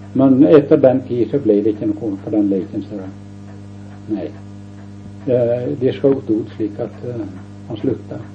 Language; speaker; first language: Norwegian; native; Norwegian